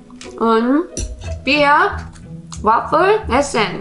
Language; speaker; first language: German; non-native, learner; Korean